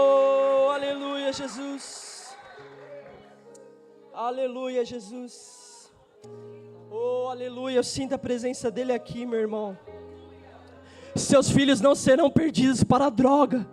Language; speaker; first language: Portuguese; native; Portuguese